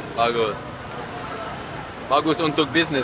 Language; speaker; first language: Indonesian; non-native, learner; English